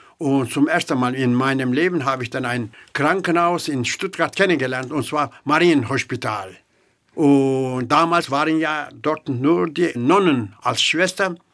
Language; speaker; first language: German; non-native, fluent; Turkish